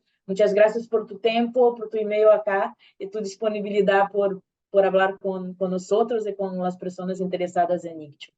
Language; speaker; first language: Spanish; non-native, learner; Portuguese